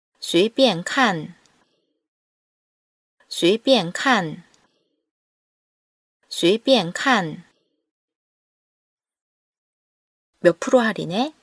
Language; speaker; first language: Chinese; non-native, fluent; Korean